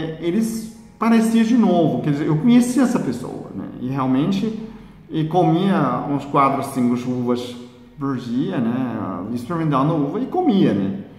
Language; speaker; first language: Portuguese; non-native, fluent; Chinese